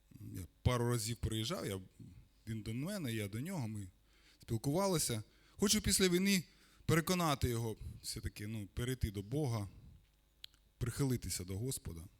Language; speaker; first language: Ukrainian; non-native, local second language; Russian